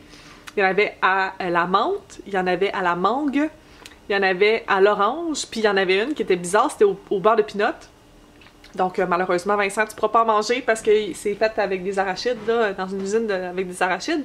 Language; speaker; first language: French; native; French